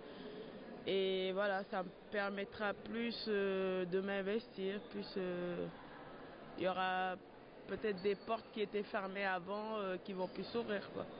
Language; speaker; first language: French; non-native, local second language; Wolof